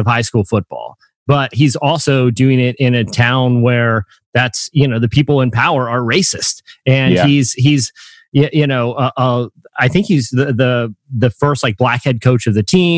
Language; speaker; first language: English; native; English